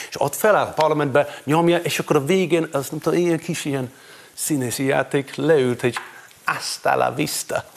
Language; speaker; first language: Hungarian; non-native, fluent; English